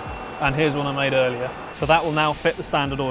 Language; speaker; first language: English; native; English